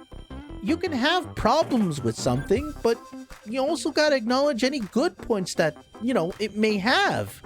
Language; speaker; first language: English; native; English